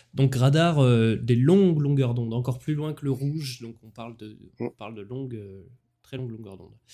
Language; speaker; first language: French; native; French